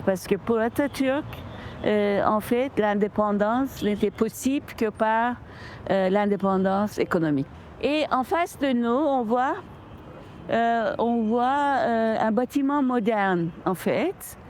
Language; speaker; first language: French; non-native, fluent; Turkish